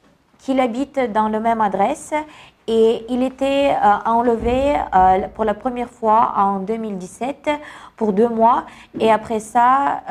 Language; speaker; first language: French; non-native, learner; Kazakh